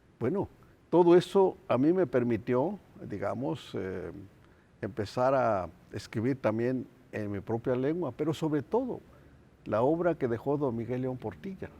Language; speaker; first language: Spanish; non-native, local second language; Nahuatl languages